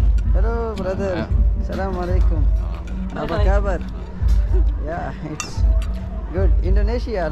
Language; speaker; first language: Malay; non-native, learner; Urdu